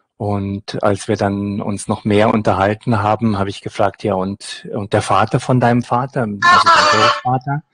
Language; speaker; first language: German; native; German